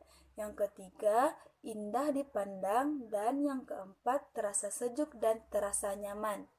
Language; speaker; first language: Indonesian; native; Indonesian